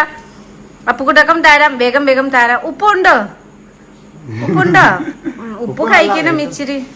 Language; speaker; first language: Malayalam; non-native, fluent; Nepali